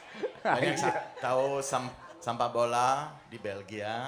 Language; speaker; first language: Indonesian; non-native, fluent; French